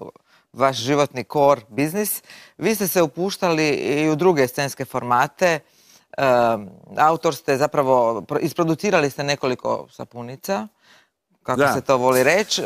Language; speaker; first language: Croatian; native; Croatian